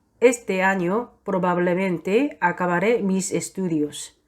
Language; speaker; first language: Spanish; non-native, fluent; Korean